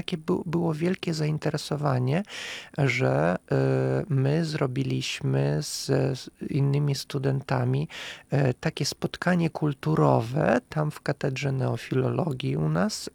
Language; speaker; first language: Polish; non-native, fluent; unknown